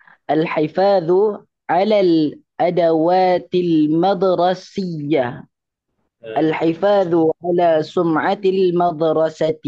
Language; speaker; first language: Arabic; non-native, learner; Malay